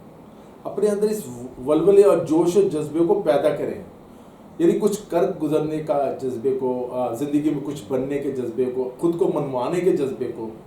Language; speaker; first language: Urdu; native; Urdu